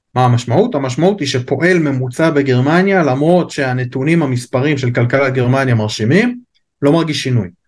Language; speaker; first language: Hebrew; native; Hebrew